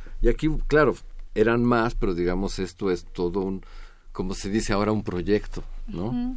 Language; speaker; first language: Spanish; native; Spanish